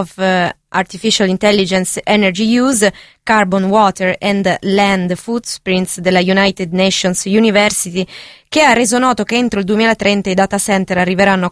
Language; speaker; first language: Italian; native; Italian